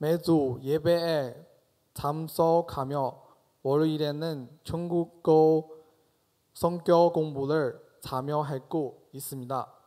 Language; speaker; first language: Korean; non-native, fluent; Chinese